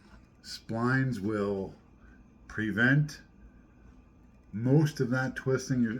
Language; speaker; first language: English; native; English